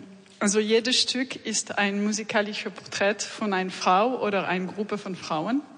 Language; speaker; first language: German; non-native, learner; French